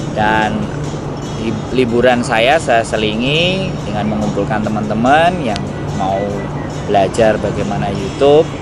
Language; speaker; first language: Indonesian; native; Indonesian